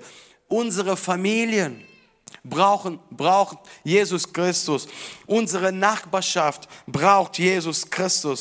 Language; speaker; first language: German; non-native, fluent; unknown